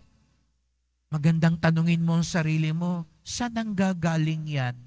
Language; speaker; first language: Filipino; native; Filipino